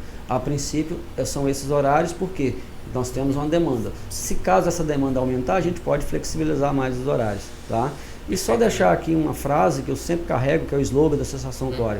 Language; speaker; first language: Portuguese; native; Portuguese